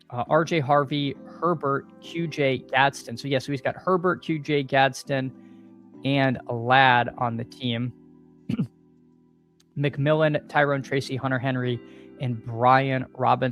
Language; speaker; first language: English; native; English